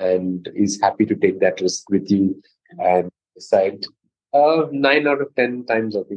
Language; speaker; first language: English; non-native, local second language; Konkani